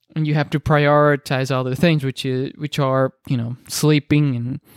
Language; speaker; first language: English; non-native, fluent; Spanish